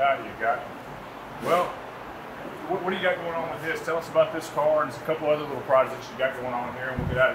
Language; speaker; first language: English; native; English